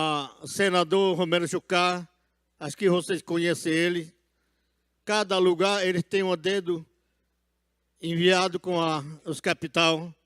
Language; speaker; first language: Portuguese; non-native, local second language; Yanomámi